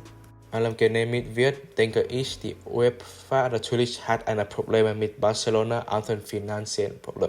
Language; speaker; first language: German; non-native, learner; English